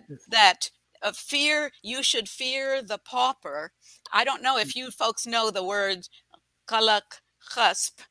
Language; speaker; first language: English; native; English